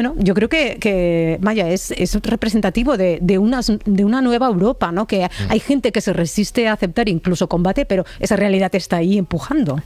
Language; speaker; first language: Spanish; native; Spanish